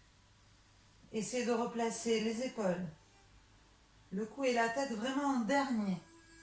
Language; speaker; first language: French; native; French